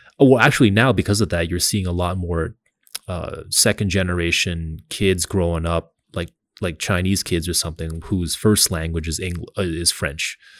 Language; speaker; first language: English; early bilingual, other home language; Cantonese